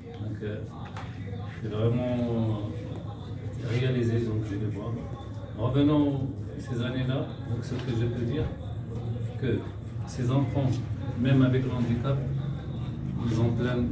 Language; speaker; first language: French; non-native, local second language; Arabic